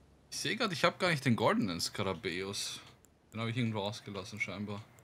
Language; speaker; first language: German; native; German